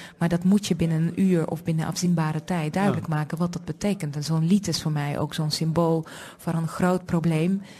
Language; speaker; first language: Dutch; non-native, fluent; Russian